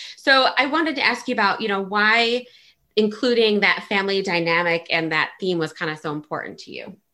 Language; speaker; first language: English; early bilingual, other home language; Italian